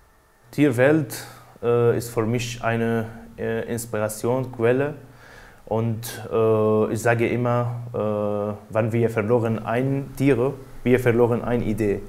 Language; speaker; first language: German; non-native, learner; Arabic